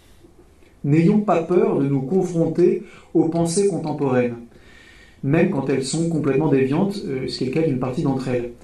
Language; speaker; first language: French; native; French